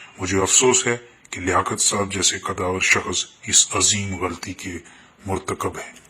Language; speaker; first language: Urdu; non-native, local second language; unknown